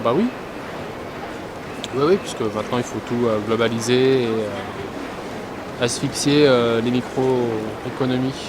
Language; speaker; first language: French; native; French